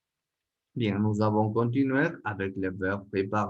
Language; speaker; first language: French; non-native, learner; Spanish